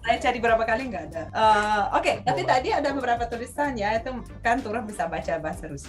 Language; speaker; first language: Indonesian; non-native, fluent; Russian